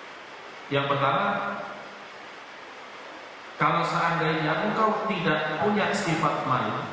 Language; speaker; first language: Indonesian; native; Indonesian